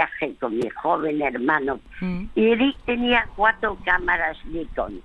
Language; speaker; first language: Spanish; early bilingual, other home language; French